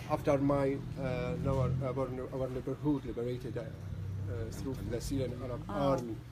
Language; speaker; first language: English; non-native, fluent; Arabic